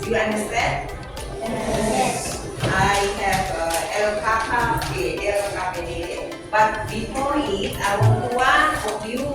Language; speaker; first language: English; non-native, learner; Indonesian